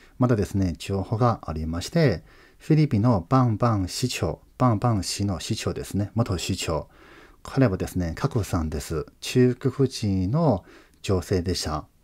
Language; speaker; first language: Japanese; non-native, fluent; Chinese